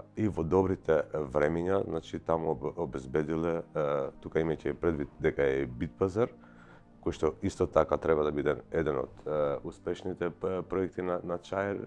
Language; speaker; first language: Macedonian; non-native, local second language; Albanian